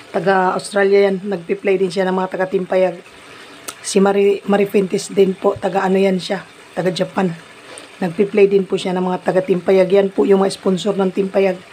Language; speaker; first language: Filipino; non-native, local second language; Cebuano